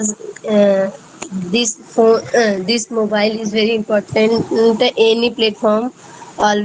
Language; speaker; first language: English; non-native, learner; Hindi